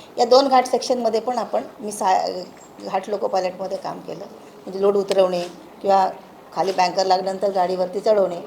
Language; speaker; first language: Marathi; native; Marathi